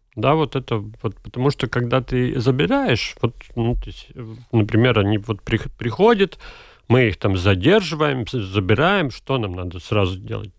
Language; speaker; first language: Russian; non-native, local second language; Latvian